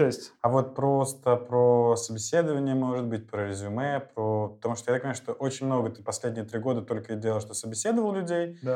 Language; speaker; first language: Russian; native; Russian